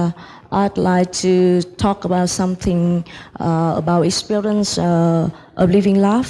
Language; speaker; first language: English; non-native, fluent; Vietnamese